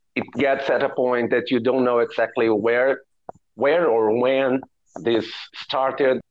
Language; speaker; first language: English; non-native, fluent; Portuguese